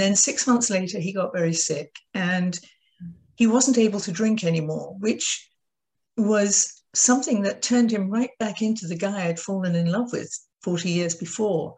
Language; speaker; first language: English; native; English